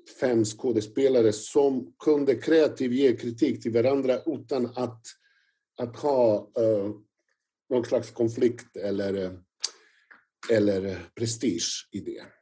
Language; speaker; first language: Swedish; non-native, fluent; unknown